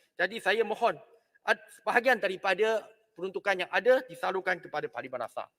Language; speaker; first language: Malay; non-native, local second language; Chinese